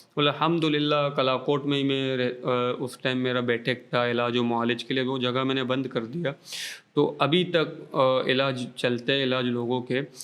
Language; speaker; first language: Urdu; non-native, local second language; Baluchi